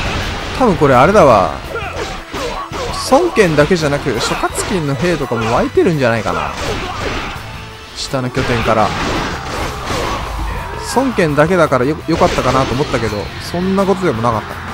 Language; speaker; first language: Japanese; native; Japanese